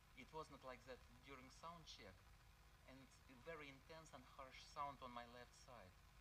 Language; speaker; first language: English; non-native, fluent; Russian